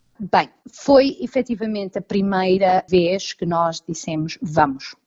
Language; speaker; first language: Portuguese; native; Portuguese